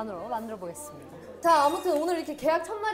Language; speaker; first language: Korean; native; Korean